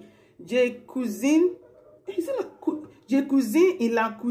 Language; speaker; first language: French; non-native, learner; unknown